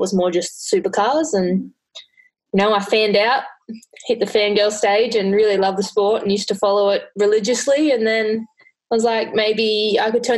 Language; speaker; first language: English; native; English